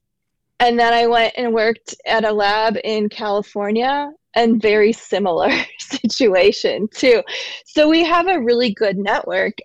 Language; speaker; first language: English; native; English